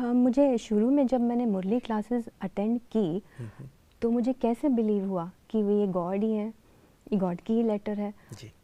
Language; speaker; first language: Hindi; native; Hindi